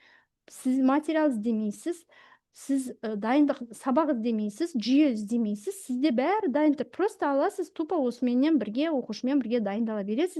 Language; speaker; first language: Kazakh; native; Kazakh